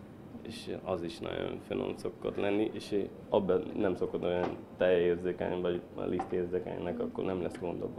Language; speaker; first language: Hungarian; non-native, learner; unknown